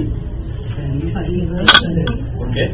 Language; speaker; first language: Spanish; non-native, learner; English